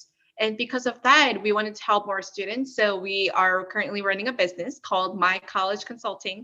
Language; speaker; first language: English; early bilingual, other home language; Korean